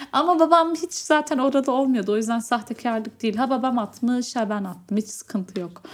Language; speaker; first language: Turkish; early bilingual, other home language; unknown